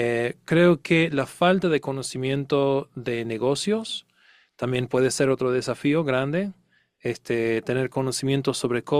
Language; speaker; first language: Spanish; non-native, fluent; English